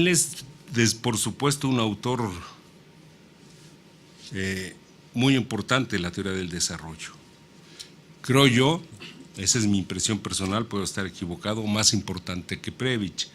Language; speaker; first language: Spanish; native; Spanish